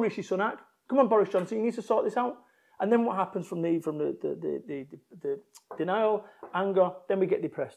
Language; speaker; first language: English; native; English